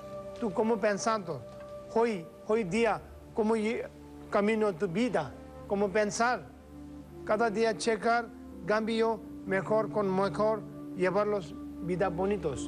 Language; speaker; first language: Spanish; non-native, learner; Tibetan